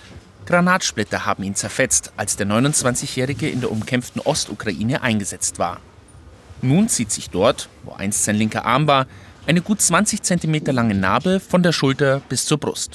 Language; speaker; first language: German; native; German